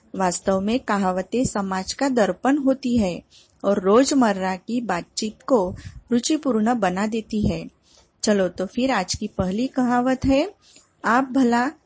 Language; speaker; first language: Hindi; non-native, local second language; Marathi